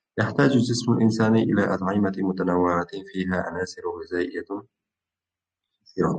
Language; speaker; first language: Arabic; non-native, fluent; Uzbek